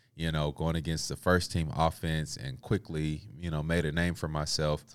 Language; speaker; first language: English; native; English